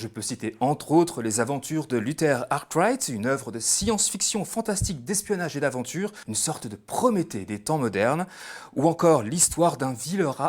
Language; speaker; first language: French; native; French